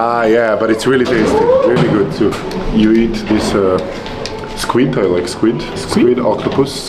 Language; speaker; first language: English; non-native, fluent; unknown